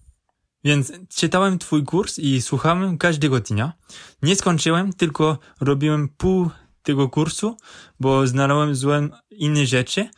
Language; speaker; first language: Polish; non-native, learner; French